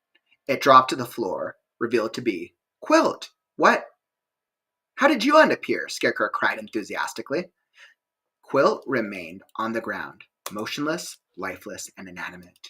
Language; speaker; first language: English; native; English